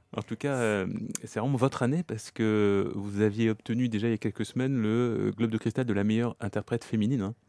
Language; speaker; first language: French; native; French